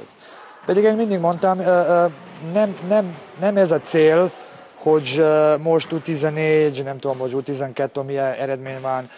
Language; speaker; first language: Hungarian; non-native, learner; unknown